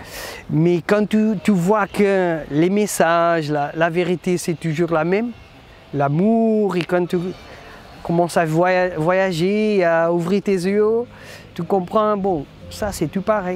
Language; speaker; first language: French; non-native, fluent; Portuguese